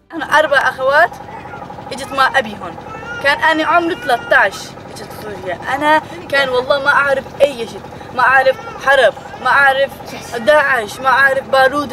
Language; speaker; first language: Arabic; non-native, learner; Azerbaijani